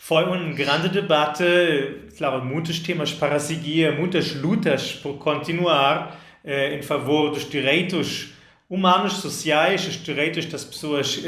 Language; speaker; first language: Portuguese; non-native, fluent; German